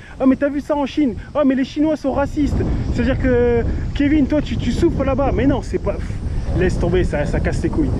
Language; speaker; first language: French; native; French